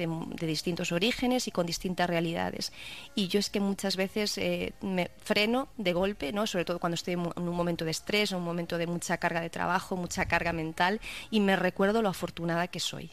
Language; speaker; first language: Spanish; native; Spanish